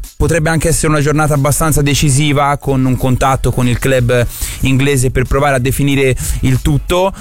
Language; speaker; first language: Italian; native; Italian